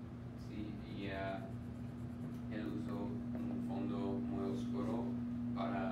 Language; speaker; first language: Spanish; non-native, learner; English